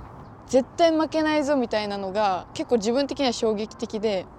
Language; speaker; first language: Japanese; native; Japanese